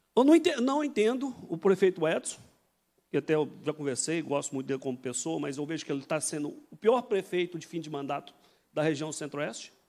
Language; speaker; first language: Portuguese; native; Portuguese